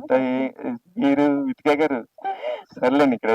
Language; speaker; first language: Telugu; native; Telugu